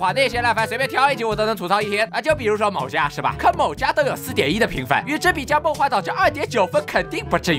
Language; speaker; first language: Chinese; native; Chinese